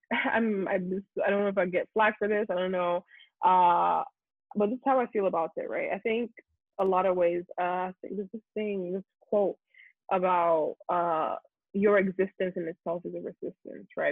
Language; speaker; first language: English; non-native, local second language; Yoruba